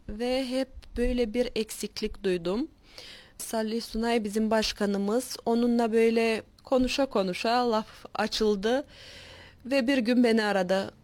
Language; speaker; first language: Turkish; native; Turkish